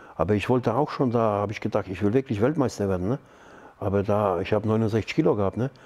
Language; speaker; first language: German; non-native, fluent; Polish